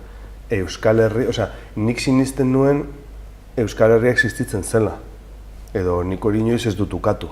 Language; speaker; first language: Basque; non-native, local second language; Spanish